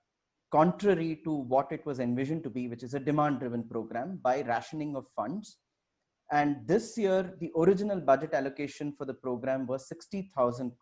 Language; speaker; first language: English; non-native, local second language; Hindi